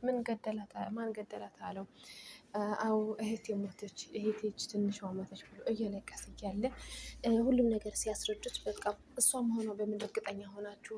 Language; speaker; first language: Amharic; native; Amharic